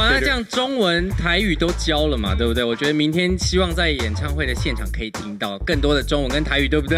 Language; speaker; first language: Chinese; native; Chinese